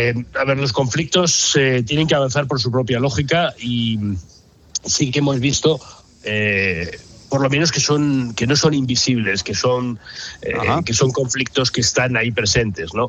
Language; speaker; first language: Spanish; native; Spanish